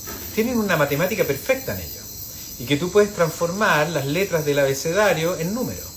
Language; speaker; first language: Spanish; native; Spanish